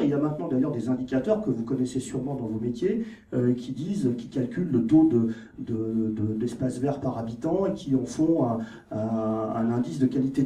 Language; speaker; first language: French; native; French